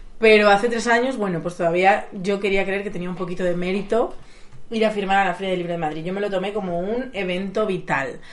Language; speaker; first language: Spanish; native; Spanish